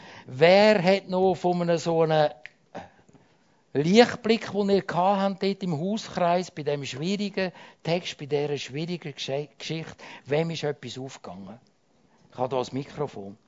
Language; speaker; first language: German; native; German